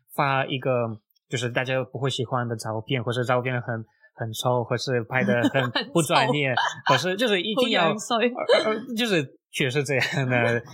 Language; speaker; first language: Chinese; non-native, fluent; Russian